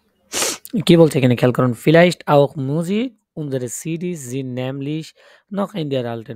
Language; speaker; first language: German; non-native, fluent; Bangla